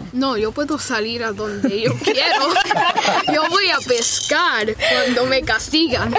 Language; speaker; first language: Spanish; early bilingual, other home language; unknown